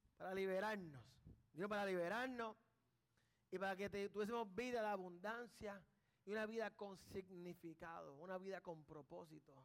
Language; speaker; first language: Spanish; early bilingual, heritage; Spanish